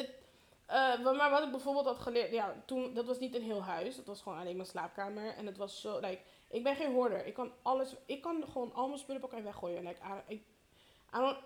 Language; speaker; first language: Dutch; early bilingual, heritage; Dutch